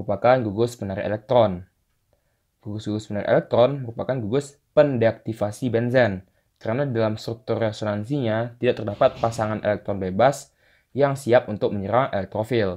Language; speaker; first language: Indonesian; native; Indonesian